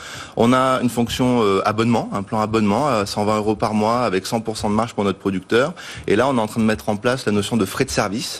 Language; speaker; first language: French; native; French